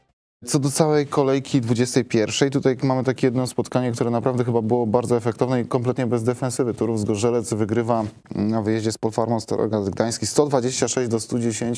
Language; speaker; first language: Polish; native; Polish